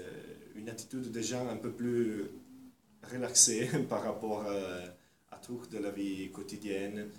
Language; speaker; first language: French; non-native, fluent; Italian